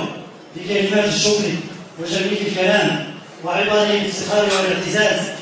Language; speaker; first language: Arabic; native; Arabic